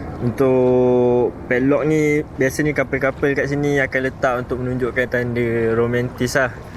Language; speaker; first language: Malay; native; Malay